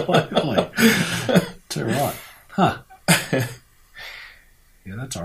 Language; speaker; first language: English; native; English